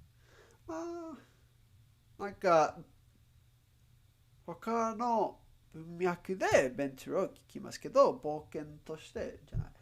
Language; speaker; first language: Japanese; non-native, learner; Spanish